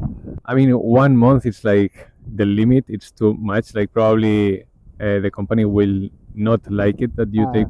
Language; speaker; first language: English; non-native, fluent; Spanish